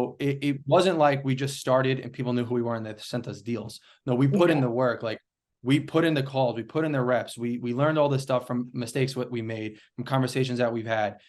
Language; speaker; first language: English; native; English